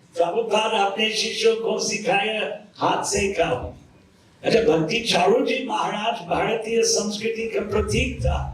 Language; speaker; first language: Hindi; non-native, fluent; English